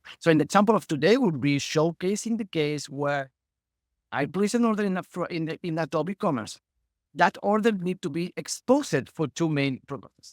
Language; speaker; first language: English; non-native, fluent; Spanish